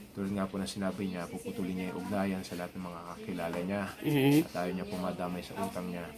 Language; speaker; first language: Filipino; native; Filipino